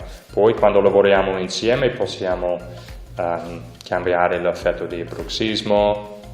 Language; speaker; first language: Italian; non-native, learner; English